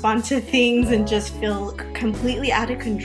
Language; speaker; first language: English; native; English